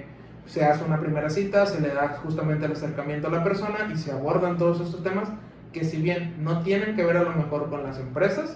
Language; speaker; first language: Spanish; native; Spanish